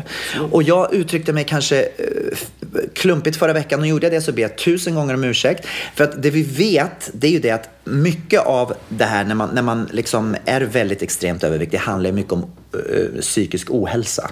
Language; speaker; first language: Swedish; native; Swedish